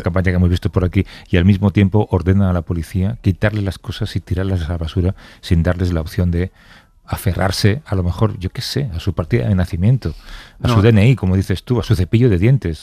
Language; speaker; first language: Spanish; native; Spanish